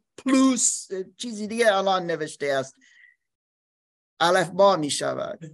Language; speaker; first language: Persian; non-native, learner; English